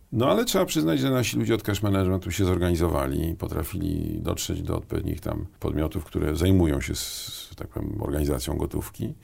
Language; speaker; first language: Polish; native; Polish